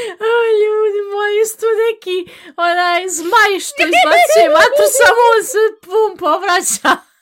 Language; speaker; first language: Bosnian; early bilingual, heritage; Bosnian